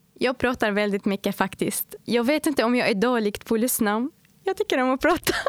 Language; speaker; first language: Swedish; non-native, fluent; Arabic